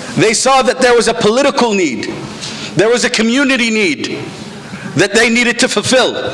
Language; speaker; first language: English; native; English